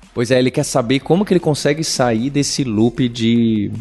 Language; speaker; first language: Portuguese; native; Portuguese